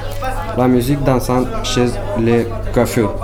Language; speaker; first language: French; native; French